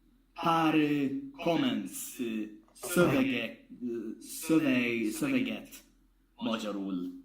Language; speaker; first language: Hungarian; non-native, learner; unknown